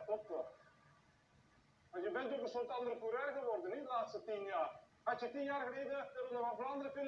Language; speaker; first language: Dutch; native; Dutch